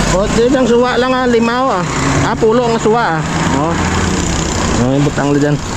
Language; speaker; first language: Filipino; non-native, local second language; Hiligaynon